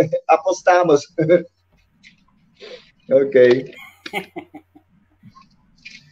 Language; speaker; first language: Spanish; non-native, fluent; Czech